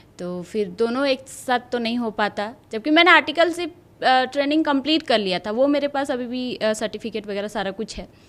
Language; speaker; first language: Hindi; native; Hindi